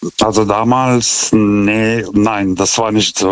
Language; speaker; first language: German; non-native, fluent; Lithuanian